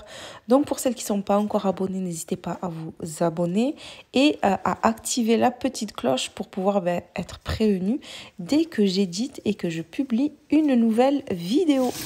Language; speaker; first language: French; native; French